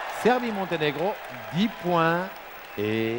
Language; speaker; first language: French; non-native, fluent; Turkish